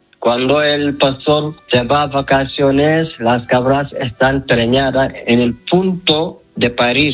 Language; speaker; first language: Spanish; non-native, learner; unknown